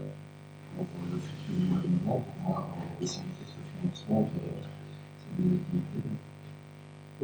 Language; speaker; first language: French; native; French